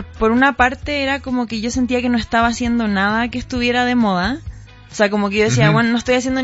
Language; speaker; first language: Spanish; native; Spanish